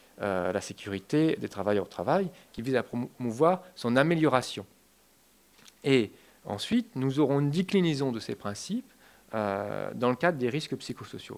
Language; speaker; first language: French; native; French